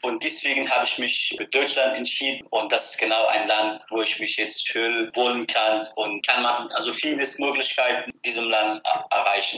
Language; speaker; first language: German; non-native, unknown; Persian